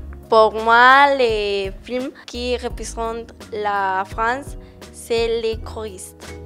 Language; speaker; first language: French; non-native, learner; Spanish